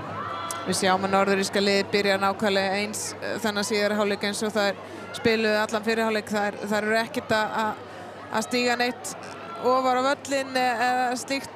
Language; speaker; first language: Icelandic; native; Icelandic